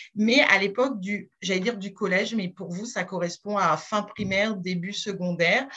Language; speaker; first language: French; native; French